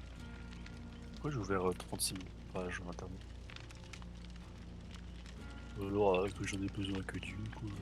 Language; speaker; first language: French; native; French